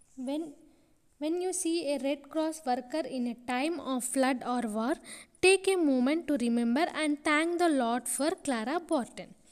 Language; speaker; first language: English; non-native, local second language; Telugu